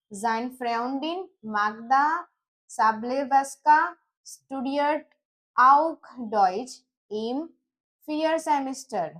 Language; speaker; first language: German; non-native, learner; Gujarati